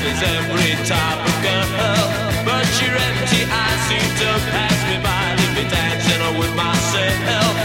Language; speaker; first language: French; native; French